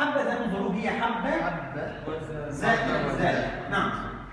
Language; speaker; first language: Arabic; native; Arabic